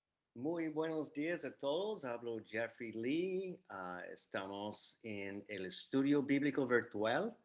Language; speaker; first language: Spanish; non-native, fluent; English